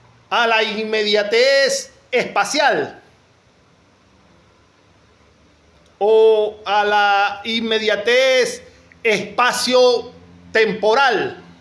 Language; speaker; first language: Spanish; native; Spanish